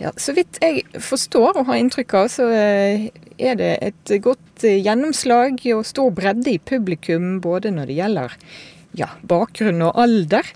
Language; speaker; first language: Norwegian; native; Norwegian